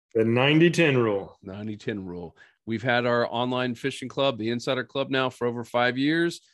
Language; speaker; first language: English; native; English